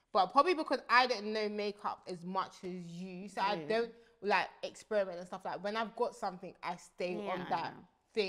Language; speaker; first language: English; early bilingual, other home language; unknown